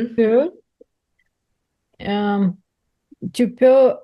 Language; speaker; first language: French; non-native, learner; Ukrainian